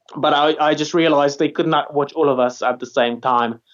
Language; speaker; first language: English; non-native, fluent; Polish